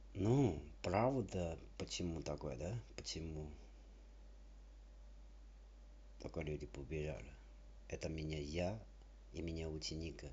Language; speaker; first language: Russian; non-native, learner; Chinese